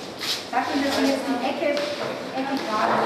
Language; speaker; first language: German; native; German